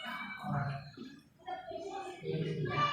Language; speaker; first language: English; non-native, learner; Indonesian